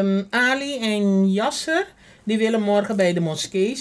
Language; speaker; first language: Dutch; non-native, local second language; Papiamento